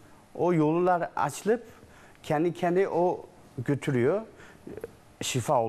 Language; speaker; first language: Turkish; non-native, learner; Chinese